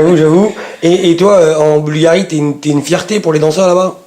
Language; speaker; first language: French; native; French